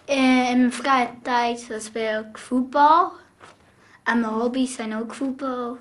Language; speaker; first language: Dutch; early bilingual, other home language; English